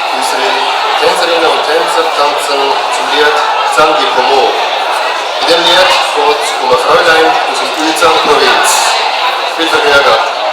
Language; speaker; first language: German; non-native, fluent; Tibetan